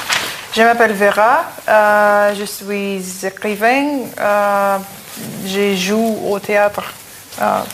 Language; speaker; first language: French; non-native, learner; Russian